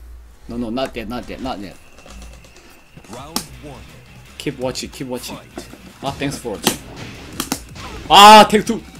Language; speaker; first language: English; non-native, learner; Korean